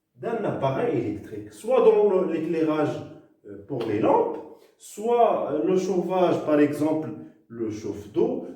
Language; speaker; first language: French; non-native, local second language; Arabic